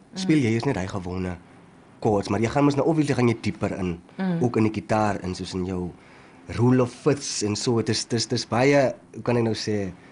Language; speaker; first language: Afrikaans; native; Afrikaans